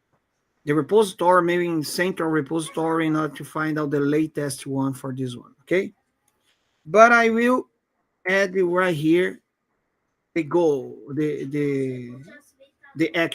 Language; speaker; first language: English; non-native, fluent; Portuguese